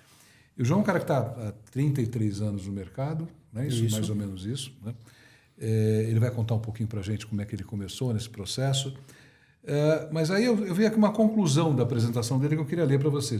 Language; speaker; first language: Portuguese; native; Portuguese